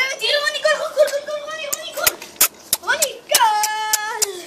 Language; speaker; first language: Hebrew; native; Hebrew